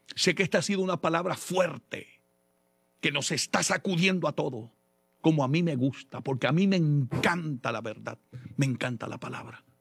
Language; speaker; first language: Spanish; early bilingual, heritage; Spanish